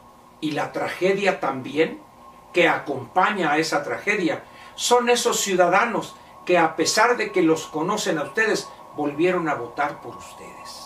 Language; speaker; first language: Spanish; native; Spanish